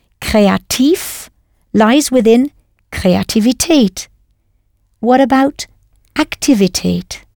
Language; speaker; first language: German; non-native, fluent; English